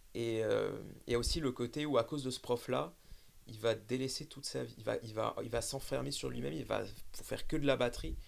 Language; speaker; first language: French; native; French